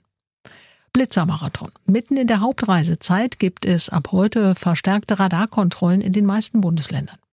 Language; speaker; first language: German; native; German